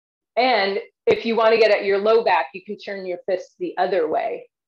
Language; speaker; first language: English; native; English